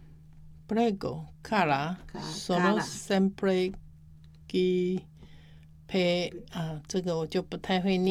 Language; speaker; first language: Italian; non-native, learner; Chinese